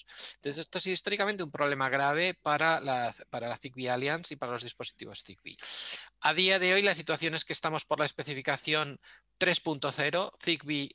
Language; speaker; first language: Spanish; native; Spanish